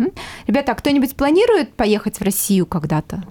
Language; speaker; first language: Russian; native; Russian